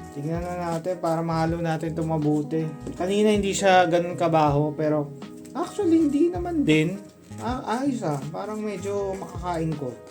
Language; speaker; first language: Filipino; native; Filipino